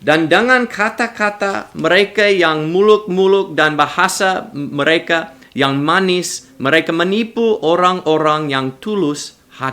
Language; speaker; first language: Indonesian; non-native, learner; English